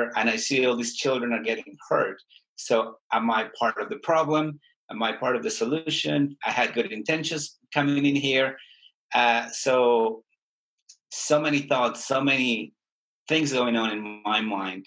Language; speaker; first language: English; non-native, fluent; Spanish